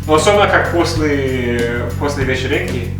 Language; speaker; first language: Russian; non-native, learner; English